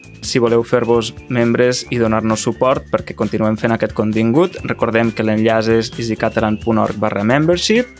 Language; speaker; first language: Catalan; native; Catalan